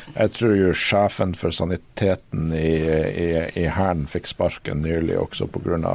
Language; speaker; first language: Norwegian; native; Norwegian